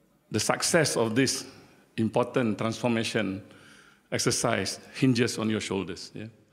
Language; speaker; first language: English; non-native, local second language; Malay